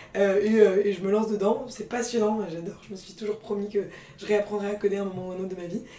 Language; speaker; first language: French; native; French